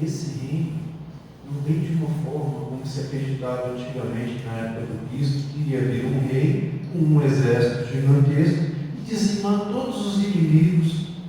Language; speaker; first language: Portuguese; native; Portuguese